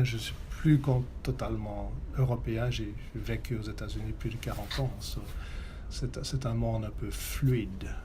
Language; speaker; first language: French; non-native, fluent; Italian